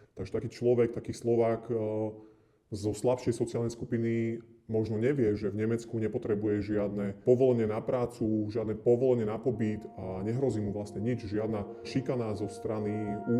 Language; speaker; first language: Slovak; native; Slovak